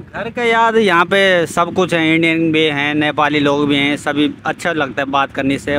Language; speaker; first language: Hindi; native; Hindi